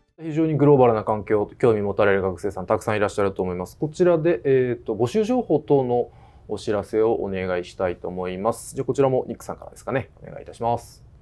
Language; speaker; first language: Japanese; native; Japanese